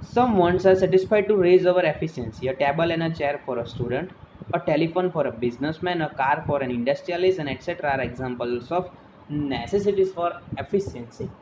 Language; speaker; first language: English; non-native, local second language; Gujarati